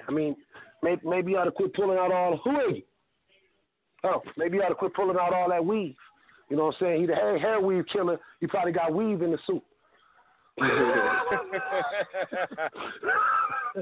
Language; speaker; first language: English; native; English